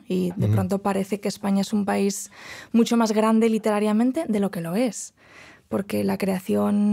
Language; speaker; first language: Spanish; non-native, local second language; Galician